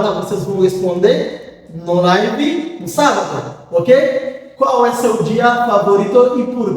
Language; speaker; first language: Portuguese; non-native, fluent; Haitian Creole